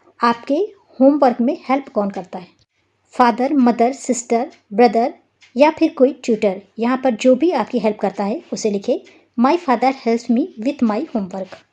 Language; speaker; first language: Hindi; native; Hindi